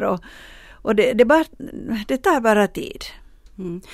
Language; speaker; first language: Swedish; non-native, local second language; Finnish